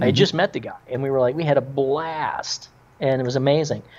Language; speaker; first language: English; native; English